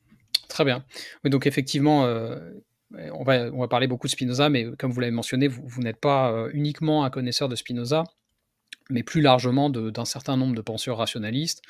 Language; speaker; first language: French; native; French